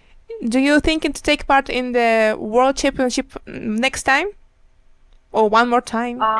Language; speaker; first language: English; non-native, learner; Ukrainian